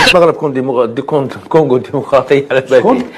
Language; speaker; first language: Arabic; native; Arabic